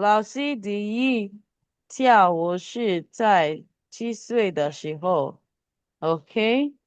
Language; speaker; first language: Chinese; non-native, learner; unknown